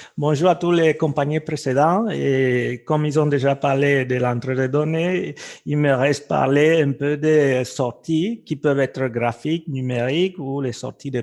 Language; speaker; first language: French; non-native, fluent; Spanish